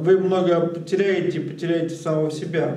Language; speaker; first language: Russian; native; Russian